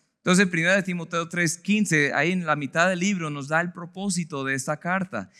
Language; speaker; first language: Spanish; non-native, fluent; English